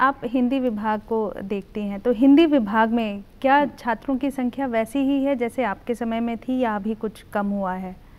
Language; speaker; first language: Hindi; native; Hindi